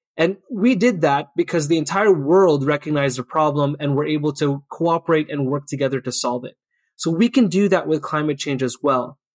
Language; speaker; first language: English; early bilingual, other home language; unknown